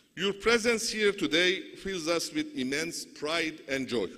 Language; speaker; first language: English; non-native, fluent; Turkish